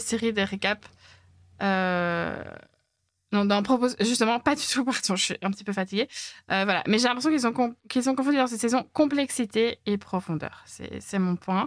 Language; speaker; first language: French; native; French